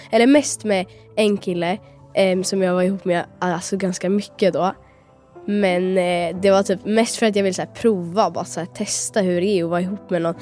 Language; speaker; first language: Swedish; native; Swedish